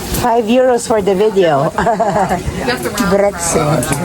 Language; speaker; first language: English; non-native, local second language; Filipino